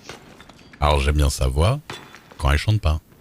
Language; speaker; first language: French; native; French